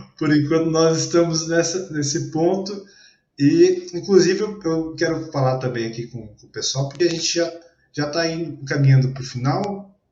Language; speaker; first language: Portuguese; native; Portuguese